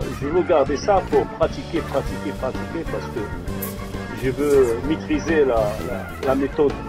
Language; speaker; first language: French; non-native, local second language; Arabic